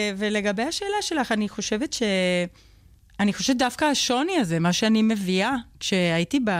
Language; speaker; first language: Hebrew; non-native, fluent; Spanish